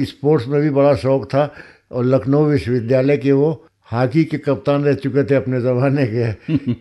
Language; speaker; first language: Hindi; native; Hindi